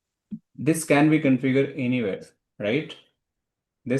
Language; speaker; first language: English; non-native, local second language; Hindi